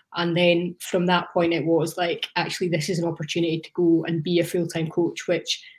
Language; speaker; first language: English; native; English